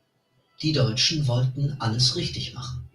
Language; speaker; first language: German; native; German